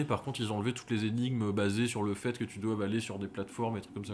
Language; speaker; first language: French; native; French